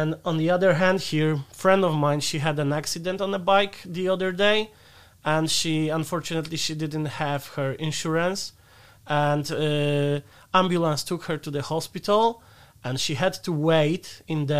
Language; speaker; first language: English; non-native, fluent; Polish